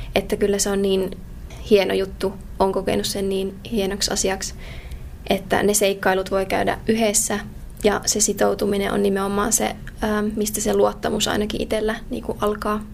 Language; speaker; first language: Finnish; native; Finnish